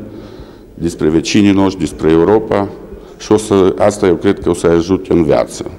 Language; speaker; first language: Romanian; early bilingual, heritage; Romanian